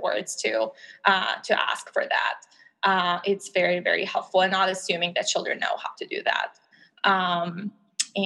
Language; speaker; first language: English; non-native, fluent; Albanian